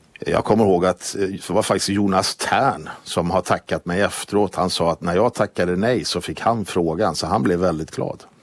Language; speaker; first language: Swedish; native; Swedish